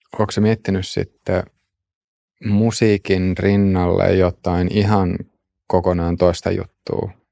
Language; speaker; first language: Finnish; native; Finnish